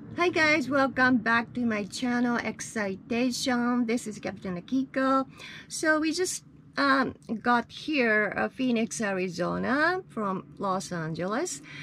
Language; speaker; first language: English; non-native, fluent; Japanese